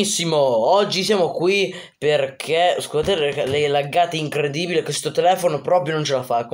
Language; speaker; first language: Italian; native; Italian